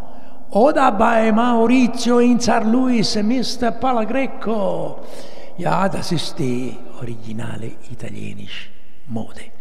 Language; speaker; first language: German; non-native, fluent; Italian